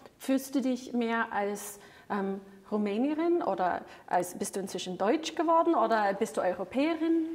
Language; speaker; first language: German; non-native, fluent; English